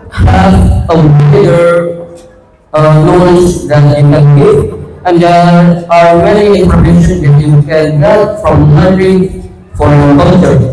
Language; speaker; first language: English; non-native, fluent; Indonesian